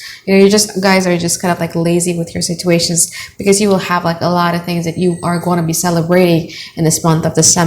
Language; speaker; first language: English; non-native, fluent; Indonesian